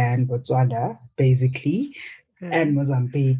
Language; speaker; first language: English; non-native, local second language; Northern Sotho